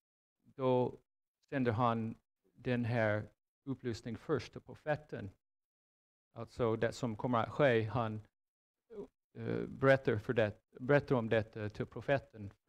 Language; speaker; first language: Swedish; non-native, fluent; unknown